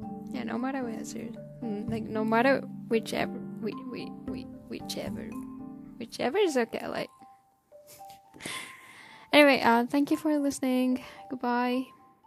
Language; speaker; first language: English; non-native, learner; Japanese